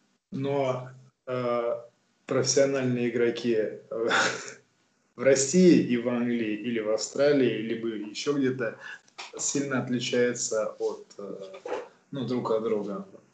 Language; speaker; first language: Russian; native; Russian